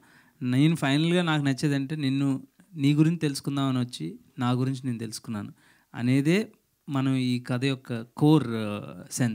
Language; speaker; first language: Telugu; native; Telugu